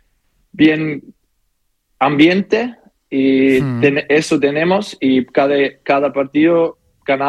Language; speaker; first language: Spanish; non-native, learner; German